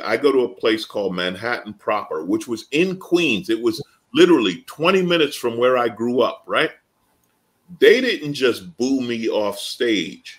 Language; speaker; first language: English; native; English